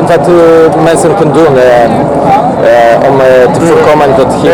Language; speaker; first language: Dutch; non-native, learner; Polish